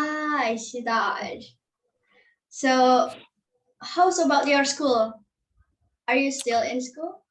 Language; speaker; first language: English; non-native, learner; Indonesian